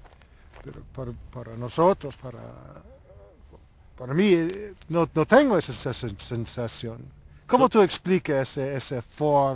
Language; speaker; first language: Spanish; non-native, learner; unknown